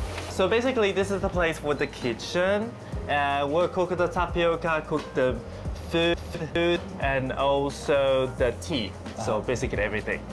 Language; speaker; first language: English; non-native, fluent; Chinese